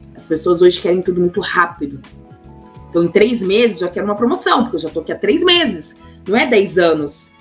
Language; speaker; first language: Portuguese; native; Portuguese